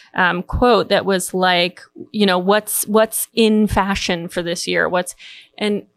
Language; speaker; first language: English; native; English